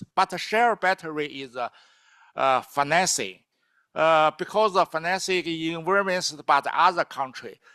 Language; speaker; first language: English; non-native, learner; Chinese